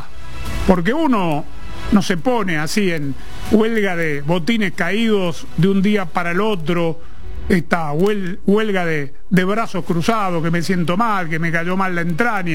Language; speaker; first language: Spanish; native; Spanish